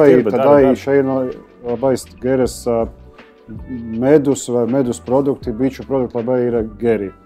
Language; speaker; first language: Lithuanian; non-native, learner; Latvian